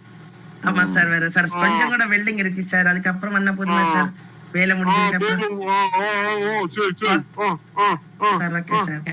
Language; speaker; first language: Tamil; non-native, learner; Malayalam